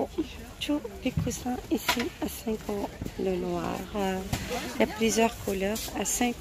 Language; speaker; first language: French; non-native, fluent; Arabic